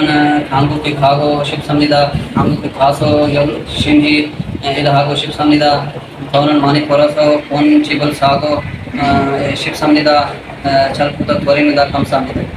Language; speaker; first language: Korean; non-native, learner; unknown